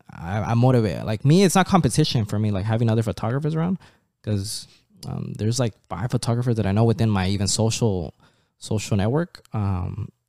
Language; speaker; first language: English; early bilingual, other home language; Spanish